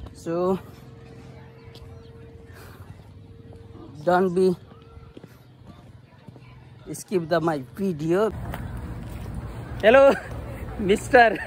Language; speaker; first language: English; non-native, learner; Nepali